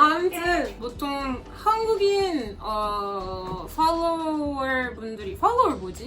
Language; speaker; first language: Korean; non-native, fluent; French